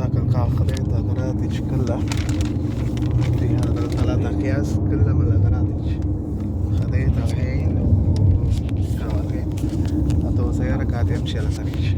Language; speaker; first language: Arabic; non-native, learner; Tamil